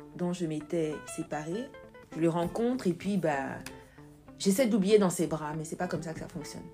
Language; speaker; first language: French; native; French